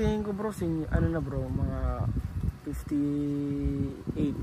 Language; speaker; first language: Filipino; native; Filipino